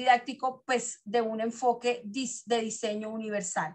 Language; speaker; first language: Spanish; native; Spanish